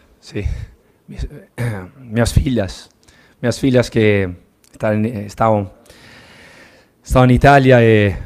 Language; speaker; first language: Portuguese; non-native, learner; Spanish